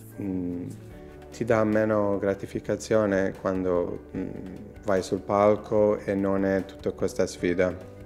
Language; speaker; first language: Italian; non-native, fluent; English